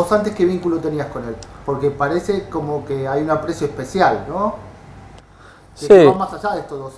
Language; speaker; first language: Spanish; native; Spanish